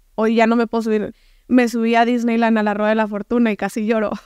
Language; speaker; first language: Spanish; native; Spanish